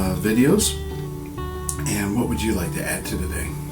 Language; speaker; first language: English; native; English